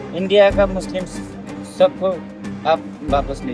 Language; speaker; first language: Hindi; non-native, local second language; Bangla